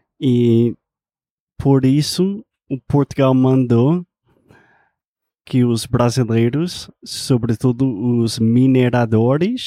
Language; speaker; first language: Portuguese; non-native, fluent; English